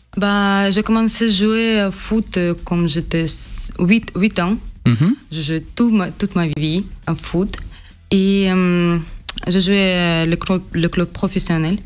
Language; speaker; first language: French; non-native, learner; Russian